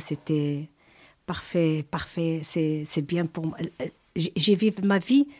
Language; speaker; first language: French; non-native, learner; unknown